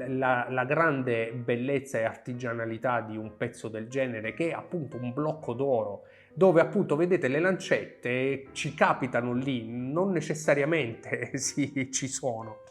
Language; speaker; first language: Italian; native; Italian